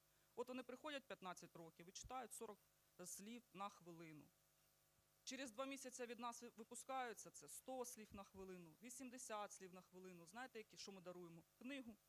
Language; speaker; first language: Ukrainian; native; Ukrainian